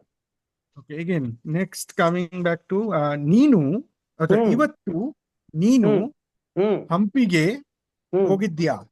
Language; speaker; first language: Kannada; non-native, learner; English